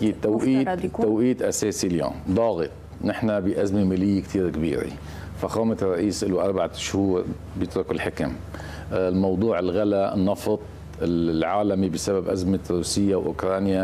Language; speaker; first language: Arabic; native; Arabic